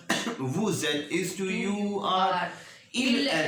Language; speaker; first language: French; non-native, learner; Hindi